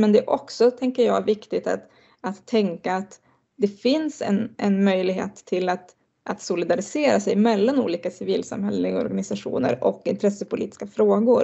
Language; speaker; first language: Swedish; native; Swedish